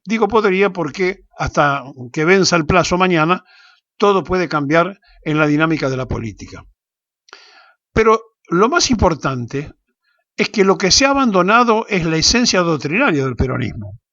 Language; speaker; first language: Spanish; native; Spanish